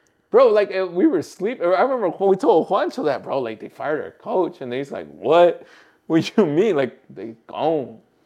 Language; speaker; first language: English; early bilingual, other home language; Spanish